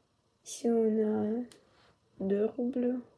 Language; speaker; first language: French; non-native, learner; Russian